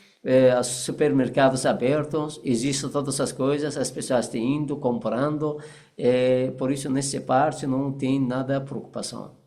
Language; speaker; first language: Portuguese; non-native, fluent; Persian